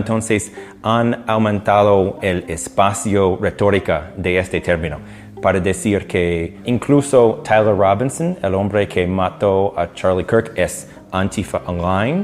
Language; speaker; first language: Spanish; non-native, fluent; English